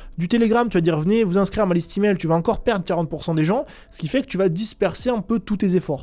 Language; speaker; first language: French; native; French